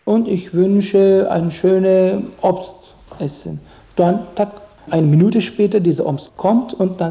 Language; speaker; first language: German; non-native, learner; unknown